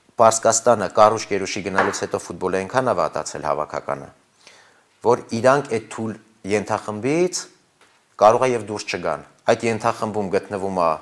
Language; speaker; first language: Armenian; native; Armenian